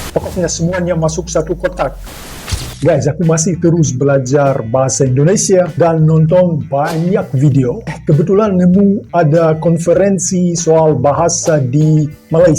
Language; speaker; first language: Indonesian; non-native, fluent; Russian